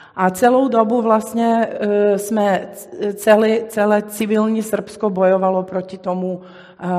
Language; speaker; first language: Czech; non-native, fluent; Serbian